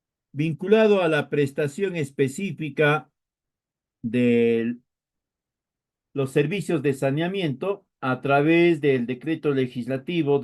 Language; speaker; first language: Spanish; native; Spanish